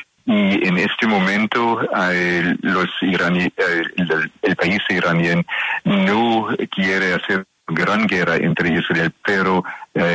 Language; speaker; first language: Spanish; non-native, learner; English